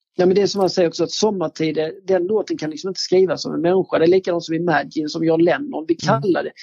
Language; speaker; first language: Swedish; native; Swedish